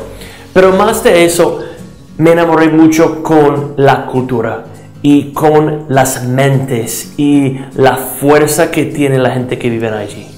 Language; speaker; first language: Spanish; non-native, fluent; English